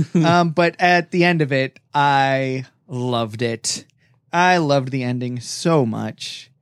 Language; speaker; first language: English; native; English